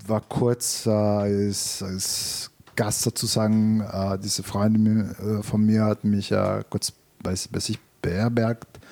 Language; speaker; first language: German; non-native, fluent; Italian